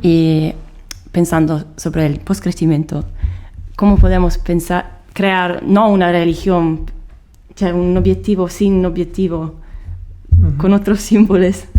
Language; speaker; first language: Spanish; non-native, fluent; Italian